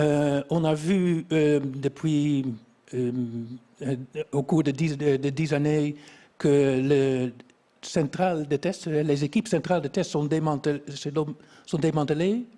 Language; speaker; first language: French; non-native, fluent; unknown